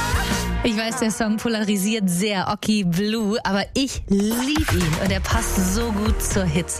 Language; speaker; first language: German; native; German